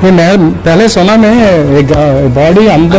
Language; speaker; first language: Hindi; non-native, learner; Telugu